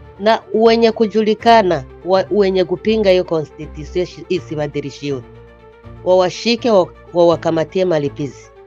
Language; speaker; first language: Swahili; native; Swahili